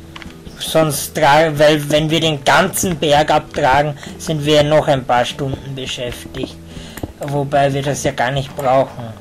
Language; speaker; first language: German; native; German